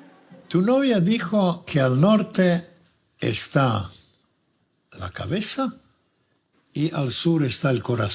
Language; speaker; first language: Spanish; non-native, fluent; Croatian